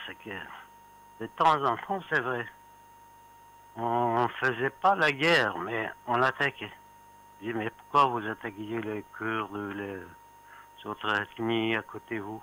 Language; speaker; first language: French; non-native, fluent; Persian